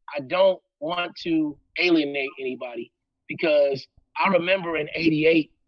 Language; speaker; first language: English; native; English